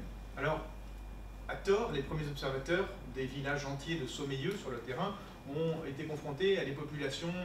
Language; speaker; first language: French; native; French